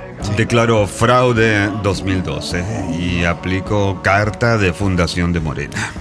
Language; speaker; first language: Spanish; native; Spanish